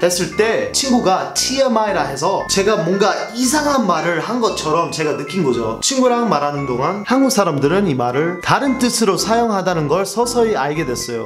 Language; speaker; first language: Korean; non-native, fluent; English